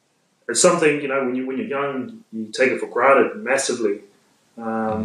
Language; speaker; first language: English; native; English